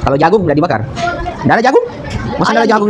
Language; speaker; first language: Indonesian; native; Indonesian